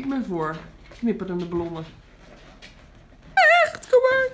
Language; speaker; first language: Dutch; native; Dutch